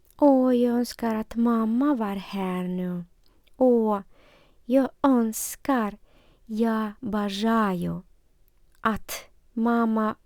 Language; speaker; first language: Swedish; non-native, fluent; Ukrainian